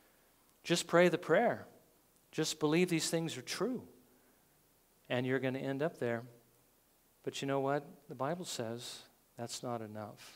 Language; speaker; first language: English; native; English